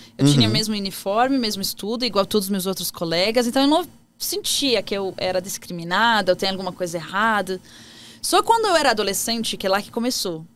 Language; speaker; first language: Portuguese; non-native, fluent; Arabic